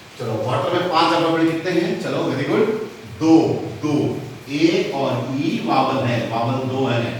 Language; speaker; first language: Hindi; non-native, local second language; Konkani